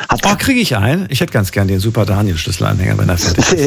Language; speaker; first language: German; native; German